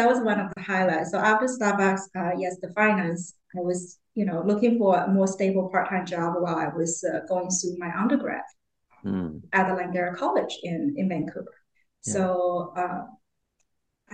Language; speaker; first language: English; non-native, fluent; Chinese